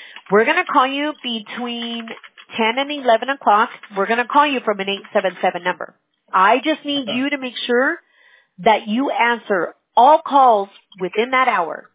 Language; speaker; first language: English; early bilingual, other home language; Spanish